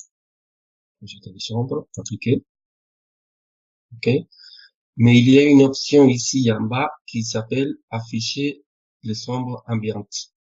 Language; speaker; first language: French; non-native, fluent; Spanish